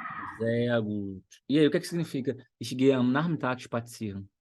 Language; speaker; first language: German; non-native, fluent; Portuguese